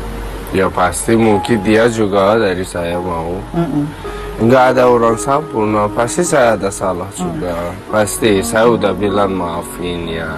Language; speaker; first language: Indonesian; non-native, learner; Persian